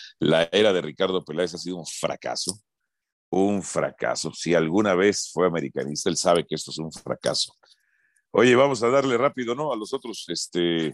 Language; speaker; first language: Spanish; native; Spanish